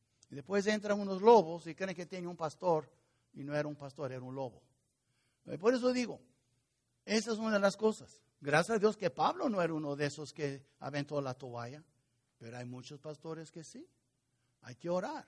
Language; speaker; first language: Spanish; non-native, fluent; English